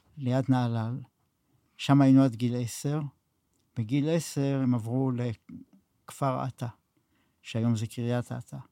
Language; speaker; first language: Hebrew; early bilingual, other home language; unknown